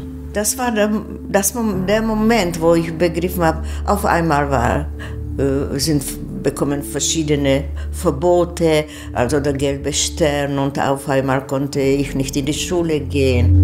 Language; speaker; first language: German; non-native, fluent; Czech